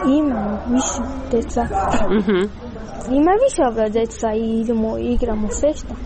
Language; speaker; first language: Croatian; non-native, learner; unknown